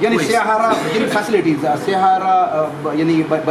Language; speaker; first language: Arabic; non-native, learner; Urdu